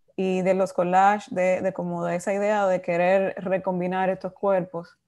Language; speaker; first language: Spanish; native; Spanish